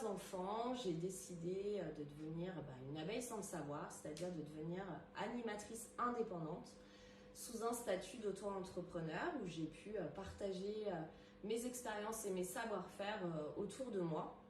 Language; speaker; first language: French; native; French